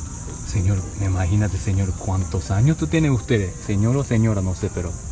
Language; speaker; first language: Spanish; non-native, learner; Japanese